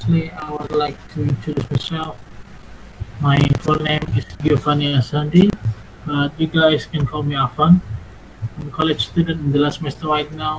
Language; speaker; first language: English; non-native, fluent; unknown